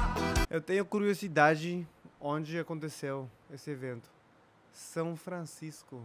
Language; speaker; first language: Portuguese; non-native, fluent; Spanish